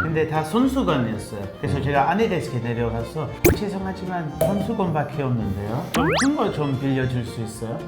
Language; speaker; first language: Korean; non-native, fluent; English